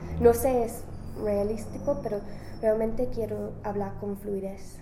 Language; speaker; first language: Spanish; non-native, learner; English